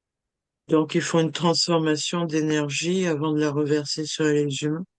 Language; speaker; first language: French; native; French